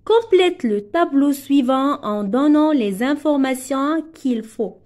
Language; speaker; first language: French; non-native, local second language; Arabic